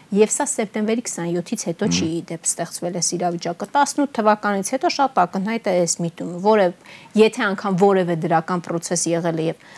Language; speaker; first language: Armenian; native; Armenian